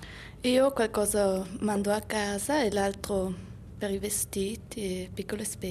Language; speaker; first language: Italian; non-native, learner; German